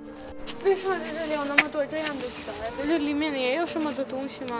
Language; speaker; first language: Chinese; non-native, learner; Ukrainian